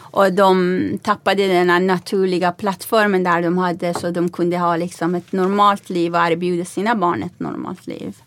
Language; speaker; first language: Swedish; non-native, fluent; Persian